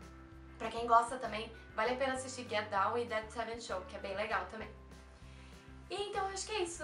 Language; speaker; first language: Portuguese; native; Portuguese